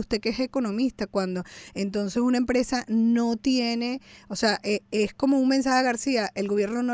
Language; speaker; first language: Spanish; native; Spanish